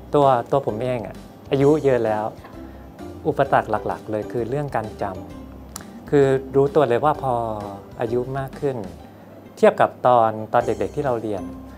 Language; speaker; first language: Thai; native; Thai